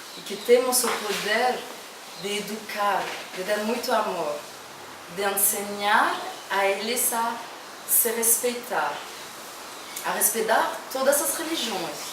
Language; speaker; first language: Portuguese; non-native, fluent; French